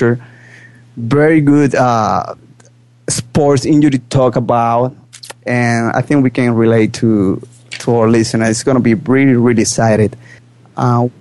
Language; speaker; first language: English; non-native, fluent; Spanish